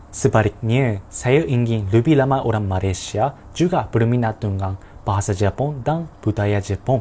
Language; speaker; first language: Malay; non-native, learner; Japanese